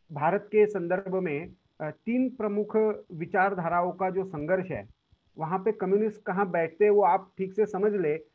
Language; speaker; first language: Hindi; non-native, local second language; Marathi